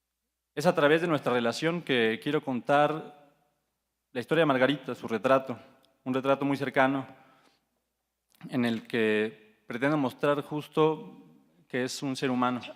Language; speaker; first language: Spanish; native; Spanish